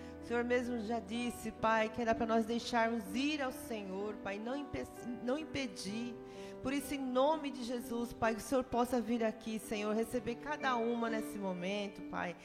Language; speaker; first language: Portuguese; native; Portuguese